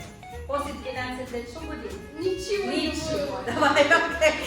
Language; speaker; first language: Russian; non-native, local second language; Tajik